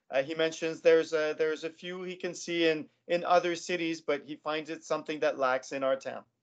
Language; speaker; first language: English; non-native, local second language; French